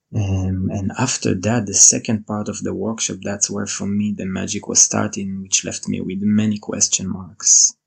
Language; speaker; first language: English; non-native, fluent; Hebrew